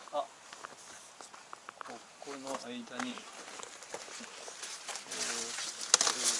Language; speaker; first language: Japanese; native; Japanese